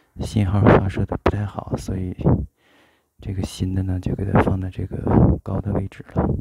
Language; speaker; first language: Chinese; native; Chinese